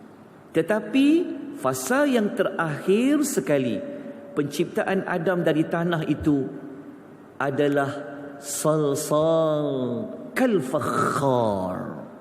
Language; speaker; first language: Malay; native; Malay